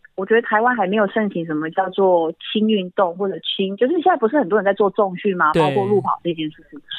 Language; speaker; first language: Chinese; native; Chinese